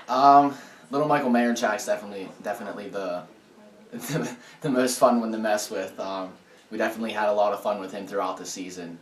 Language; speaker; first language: English; native; English